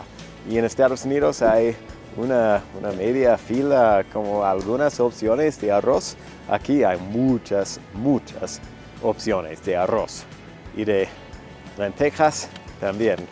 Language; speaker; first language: Spanish; non-native, fluent; English